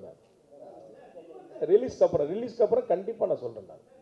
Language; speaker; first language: Tamil; native; Tamil